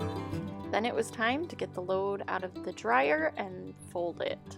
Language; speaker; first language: English; native; English